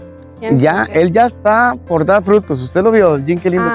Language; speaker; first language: Spanish; native; Spanish